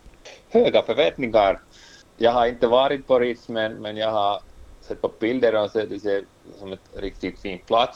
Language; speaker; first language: Swedish; non-native, local second language; Finnish